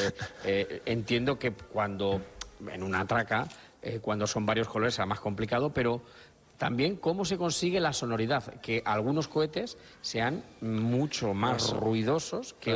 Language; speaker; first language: Spanish; native; Spanish